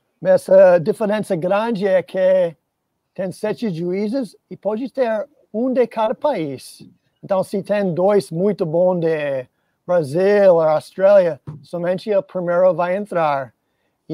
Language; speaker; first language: Portuguese; non-native, fluent; English